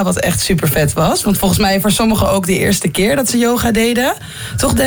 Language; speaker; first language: Dutch; native; Dutch